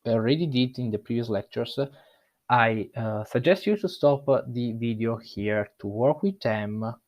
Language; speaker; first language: English; non-native, fluent; Italian